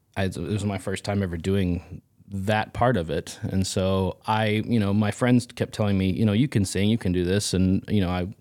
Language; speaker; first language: English; native; English